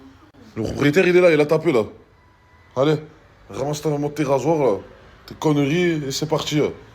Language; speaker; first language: French; native; French